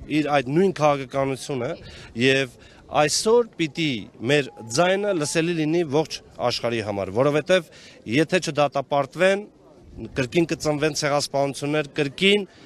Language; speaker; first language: Armenian; non-native, local second language; Kurdish